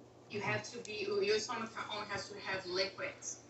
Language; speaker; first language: English; non-native, fluent; Portuguese